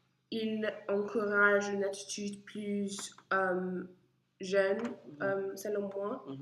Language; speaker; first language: French; non-native, learner; English